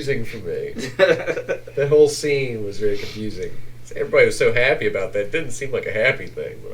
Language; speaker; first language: English; native; English